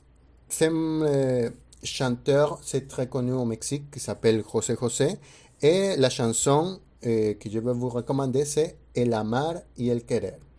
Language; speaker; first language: French; non-native, fluent; Spanish